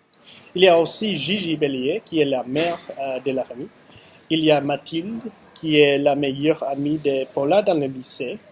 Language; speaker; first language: French; non-native, learner; English